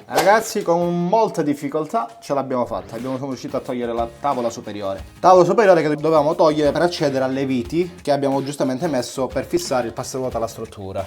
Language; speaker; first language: Italian; native; Italian